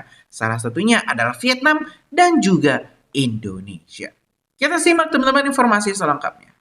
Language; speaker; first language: Indonesian; native; Indonesian